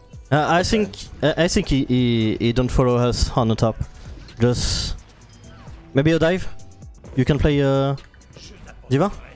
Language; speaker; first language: English; non-native, learner; French